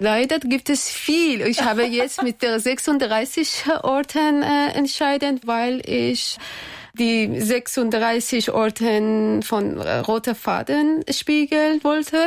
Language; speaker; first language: German; non-native, learner; Persian